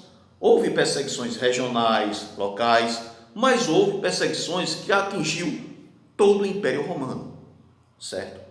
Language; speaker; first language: Portuguese; native; Portuguese